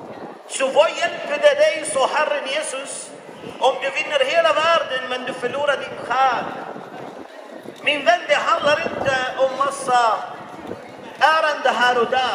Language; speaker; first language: Swedish; non-native, fluent; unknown